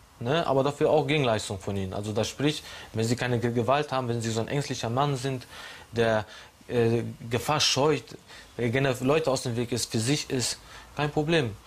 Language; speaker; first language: German; non-native, fluent; Polish